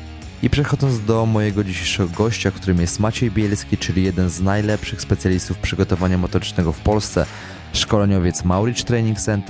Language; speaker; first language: Polish; native; Polish